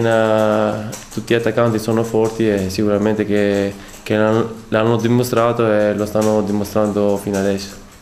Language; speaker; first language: Italian; non-native, fluent; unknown